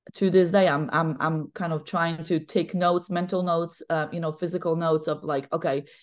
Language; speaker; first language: English; non-native, fluent; Polish